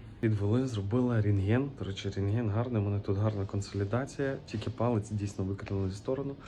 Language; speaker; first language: Ukrainian; native; Ukrainian